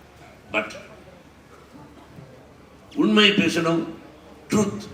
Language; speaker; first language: Tamil; non-native, learner; Telugu